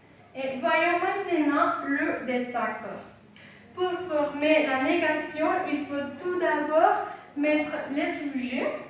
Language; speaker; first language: French; non-native, fluent; Spanish